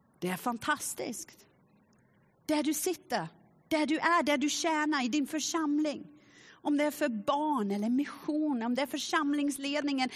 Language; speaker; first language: Swedish; non-native, fluent; German